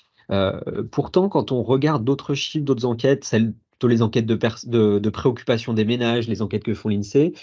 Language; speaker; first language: French; native; French